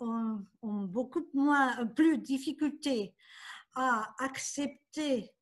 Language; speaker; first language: French; non-native, fluent; Portuguese